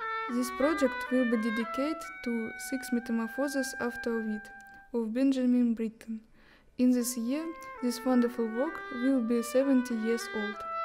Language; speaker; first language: English; non-native, learner; Russian